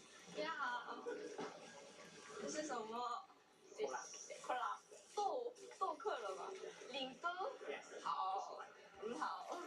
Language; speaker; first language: Chinese; non-native, learner; Korean